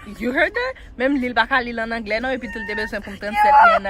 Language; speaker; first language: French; non-native, learner; Haitian Creole